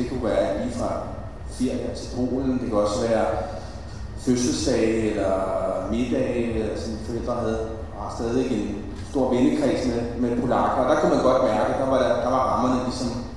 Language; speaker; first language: Danish; early bilingual, other home language; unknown